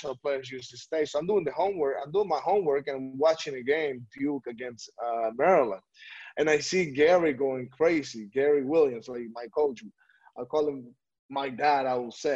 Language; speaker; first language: English; non-native, fluent; Spanish